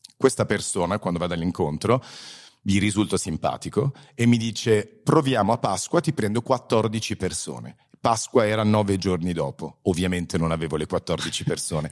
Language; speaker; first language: Italian; early bilingual, heritage; Italian